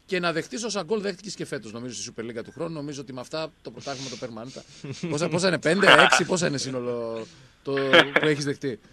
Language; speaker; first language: Greek; native; Greek